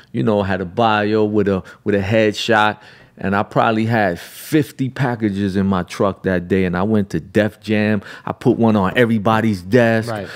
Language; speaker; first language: English; native; English